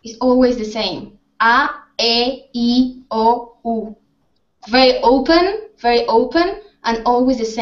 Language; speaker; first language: English; non-native, fluent; Spanish